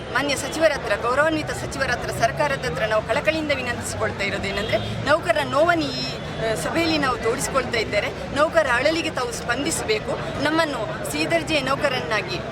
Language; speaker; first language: Kannada; native; Kannada